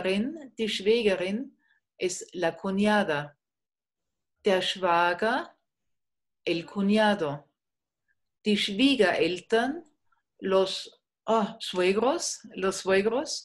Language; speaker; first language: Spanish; non-native, fluent; German